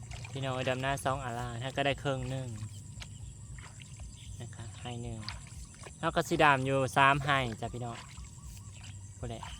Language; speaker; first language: Thai; non-native, local second language; Lao